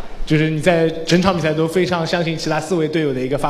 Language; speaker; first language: Chinese; native; Chinese